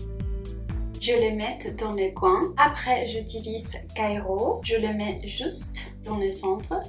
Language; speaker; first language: French; non-native, fluent; Spanish